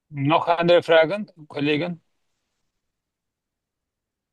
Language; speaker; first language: German; non-native, learner; Turkish